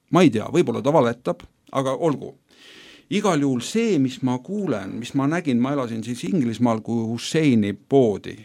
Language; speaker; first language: Estonian; native; Estonian